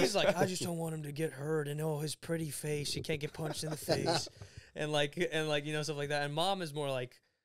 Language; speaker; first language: English; early bilingual, other home language; Swedish